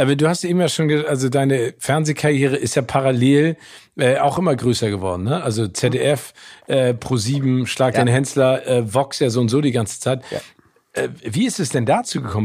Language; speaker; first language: German; native; German